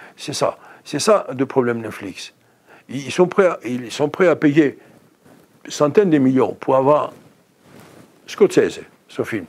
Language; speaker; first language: French; non-native, fluent; Greek